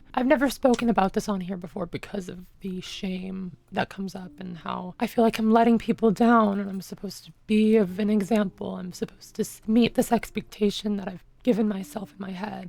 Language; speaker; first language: English; native; English